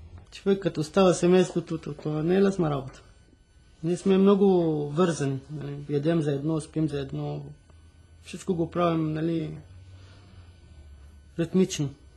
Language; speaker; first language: Bulgarian; non-native, fluent; Arabic